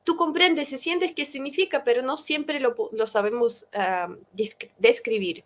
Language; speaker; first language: Spanish; non-native, fluent; Russian